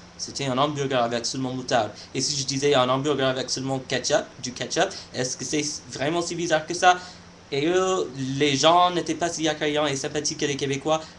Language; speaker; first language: French; non-native, fluent; English